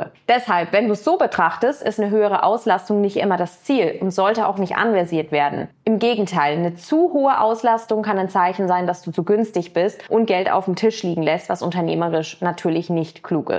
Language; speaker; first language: German; native; German